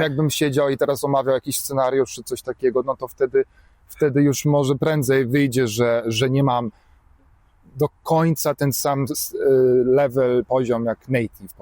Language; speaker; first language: Polish; early bilingual, heritage; German